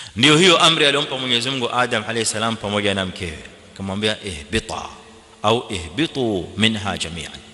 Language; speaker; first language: Swahili; native; Swahili